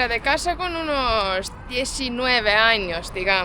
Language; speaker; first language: Spanish; non-native, fluent; Estonian